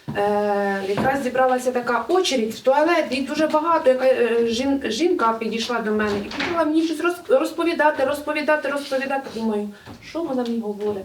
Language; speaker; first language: Ukrainian; native; Ukrainian